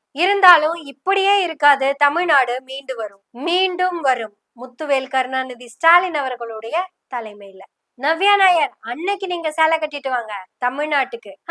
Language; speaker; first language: Tamil; non-native, local second language; Malayalam